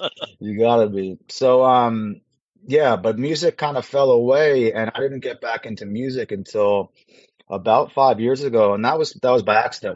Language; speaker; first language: English; native; English